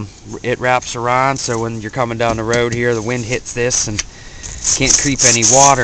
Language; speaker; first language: English; native; English